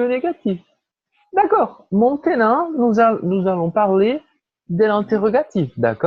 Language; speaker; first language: French; non-native, fluent; Portuguese